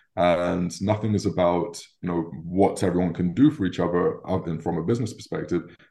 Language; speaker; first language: English; native; English